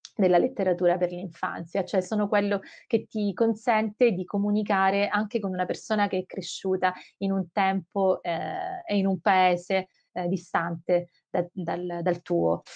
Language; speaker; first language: Italian; native; Italian